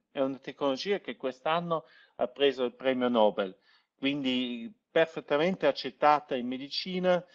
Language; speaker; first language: Italian; non-native, local second language; German